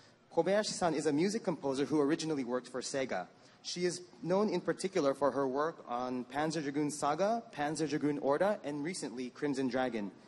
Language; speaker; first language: English; native; English